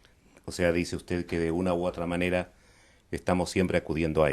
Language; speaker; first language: Spanish; native; Spanish